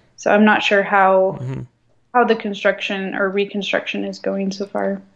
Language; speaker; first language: English; native; English